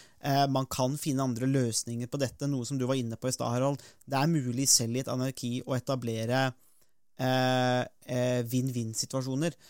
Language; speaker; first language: Norwegian; native; Norwegian